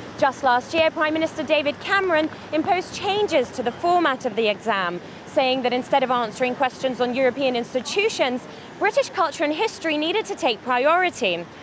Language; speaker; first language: English; native; English